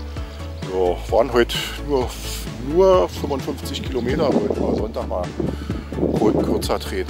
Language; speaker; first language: German; native; German